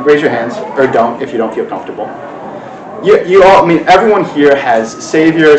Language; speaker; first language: English; native; English